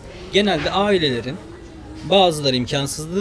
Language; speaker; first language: Turkish; native; Turkish